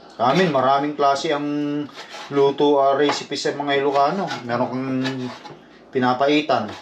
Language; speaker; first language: Filipino; non-native, local second language; Iloko